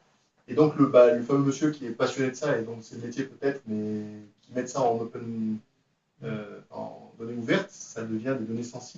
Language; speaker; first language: French; native; French